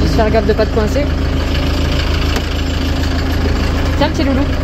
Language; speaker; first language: French; native; French